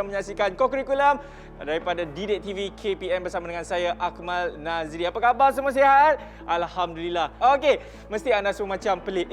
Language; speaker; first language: Malay; native; Malay